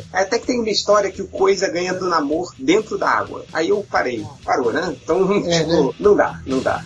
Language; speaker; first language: Portuguese; native; Portuguese